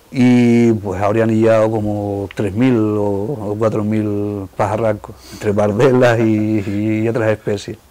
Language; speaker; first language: Spanish; native; Spanish